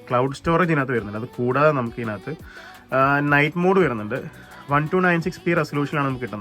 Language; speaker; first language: Malayalam; native; Malayalam